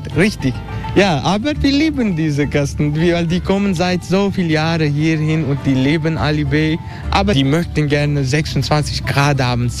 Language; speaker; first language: German; non-native, learner; Turkish